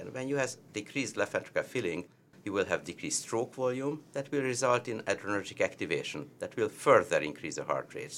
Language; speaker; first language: English; non-native, fluent; Hungarian